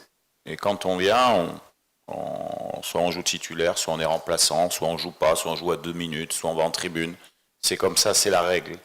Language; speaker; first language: French; native; French